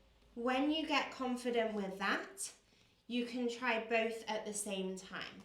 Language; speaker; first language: English; native; English